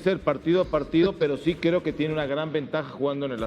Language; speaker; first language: Spanish; native; Spanish